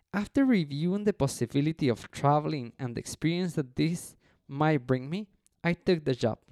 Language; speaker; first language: English; non-native, fluent; Spanish